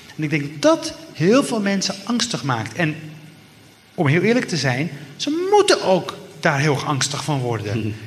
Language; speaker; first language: Dutch; early bilingual, other home language; Riffian